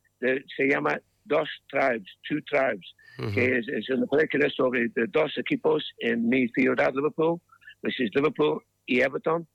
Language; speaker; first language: Spanish; non-native, learner; English